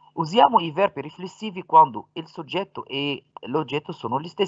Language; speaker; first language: Italian; non-native, fluent; Arabic